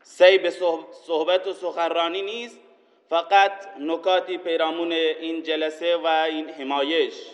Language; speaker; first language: Persian; non-native, local second language; Baluchi